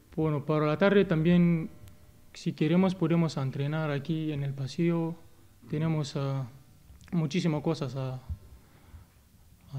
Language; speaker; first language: Spanish; non-native, learner; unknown